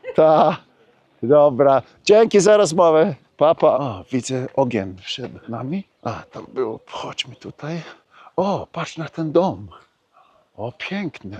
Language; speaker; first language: Polish; early bilingual, heritage; Polish